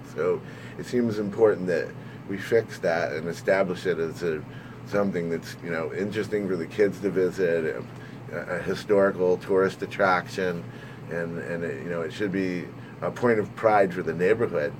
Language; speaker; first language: English; native; English